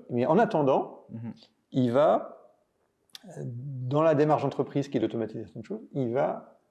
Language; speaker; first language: French; native; French